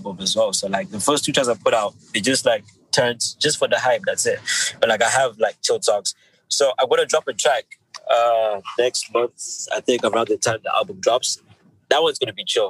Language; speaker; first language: English; non-native, local second language; Shona